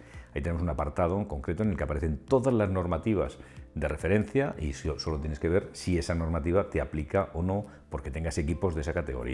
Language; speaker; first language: Spanish; native; Spanish